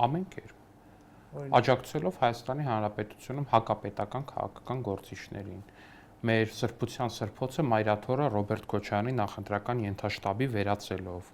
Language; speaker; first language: Armenian; native; Armenian